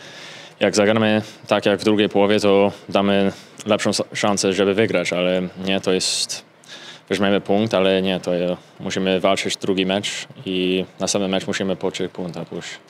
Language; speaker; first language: Polish; early bilingual, heritage; English